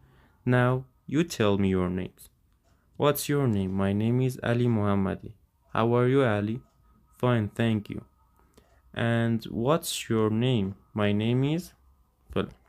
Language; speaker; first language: English; non-native, fluent; Persian